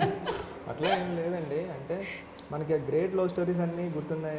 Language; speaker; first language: Telugu; native; Telugu